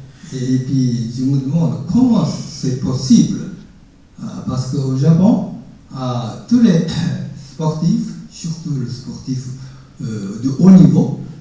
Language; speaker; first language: French; non-native, fluent; Japanese